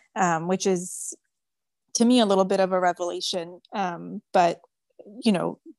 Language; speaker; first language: English; early bilingual, other home language; French